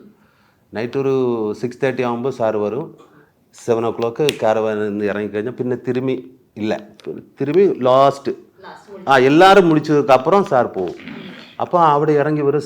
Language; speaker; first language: Tamil; non-native, learner; Malayalam